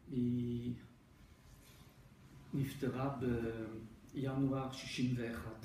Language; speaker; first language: Hebrew; non-native, fluent; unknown